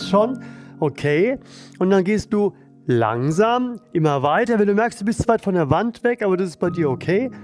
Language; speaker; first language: German; native; German